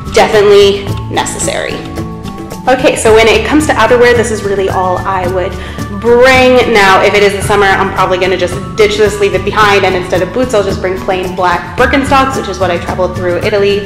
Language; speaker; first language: English; native; English